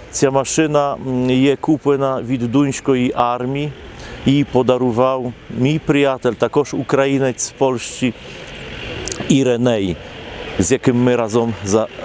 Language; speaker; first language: Polish; non-native, local second language; Ukrainian